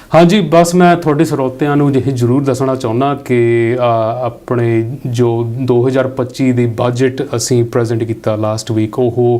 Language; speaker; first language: Punjabi; early bilingual, heritage; Punjabi